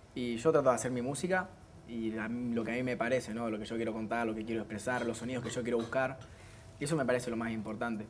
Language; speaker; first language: Spanish; native; Spanish